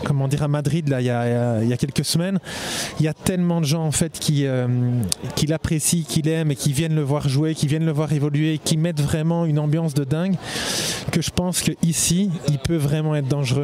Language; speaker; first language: French; native; French